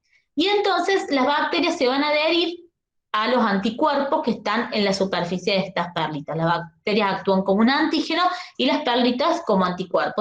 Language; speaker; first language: Spanish; native; Spanish